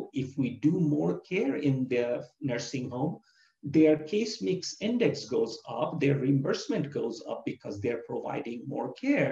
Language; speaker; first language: English; non-native, local second language; Bangla